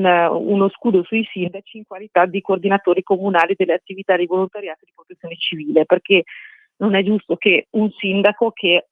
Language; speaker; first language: Italian; native; Italian